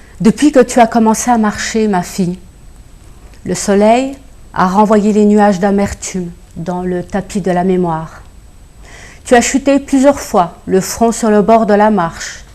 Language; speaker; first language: French; early bilingual, other home language; Kabyle